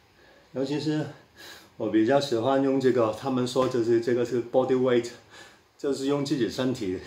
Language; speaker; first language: Chinese; non-native, local second language; Cantonese